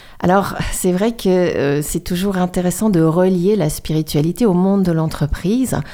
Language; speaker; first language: French; native; French